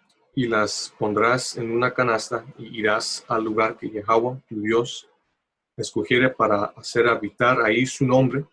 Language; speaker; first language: Spanish; early bilingual, heritage; Spanish